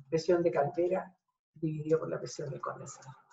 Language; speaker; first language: Spanish; native; Spanish